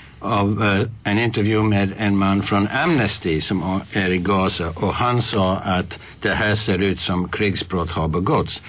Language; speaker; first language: Swedish; non-native, fluent; English